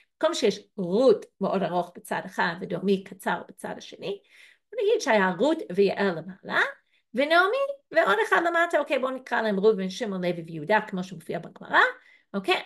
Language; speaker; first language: Hebrew; non-native, fluent; English